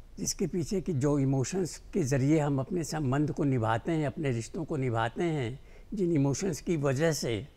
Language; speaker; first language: Hindi; native; Hindi